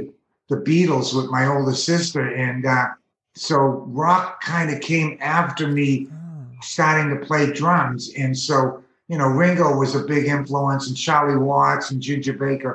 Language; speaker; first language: English; native; English